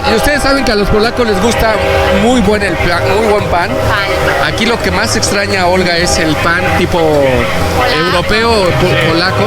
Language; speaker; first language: Spanish; native; Spanish